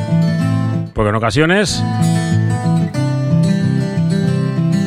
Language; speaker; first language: Spanish; native; Spanish